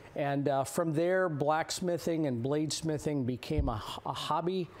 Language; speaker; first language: English; native; English